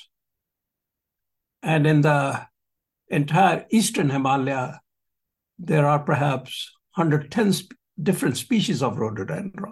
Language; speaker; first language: English; non-native, local second language; Punjabi